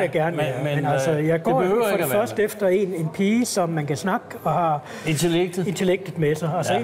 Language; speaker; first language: Danish; native; Danish